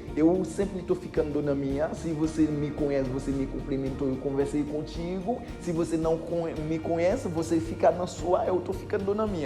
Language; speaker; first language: Portuguese; non-native, learner; Haitian Creole